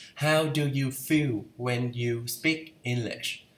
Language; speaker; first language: English; non-native, fluent; Vietnamese